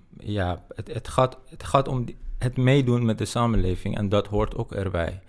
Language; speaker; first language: Dutch; non-native, fluent; Persian